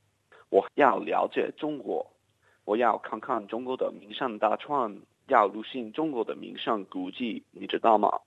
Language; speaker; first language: Chinese; non-native, learner; English